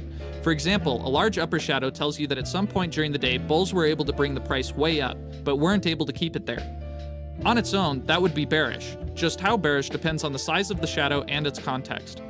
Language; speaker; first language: English; native; English